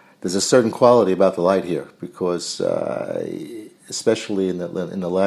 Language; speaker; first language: English; native; English